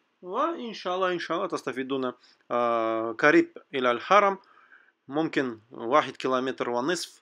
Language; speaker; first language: Arabic; non-native, fluent; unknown